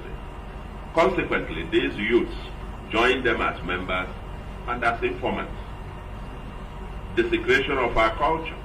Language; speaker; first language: English; non-native, local second language; Igbo